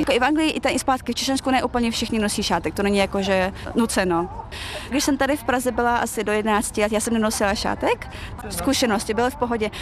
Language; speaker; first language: Czech; early bilingual, other home language; Chechen